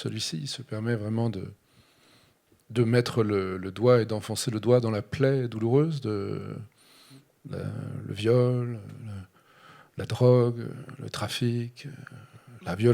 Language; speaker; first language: French; native; French